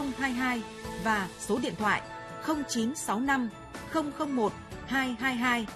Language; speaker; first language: Vietnamese; native; Vietnamese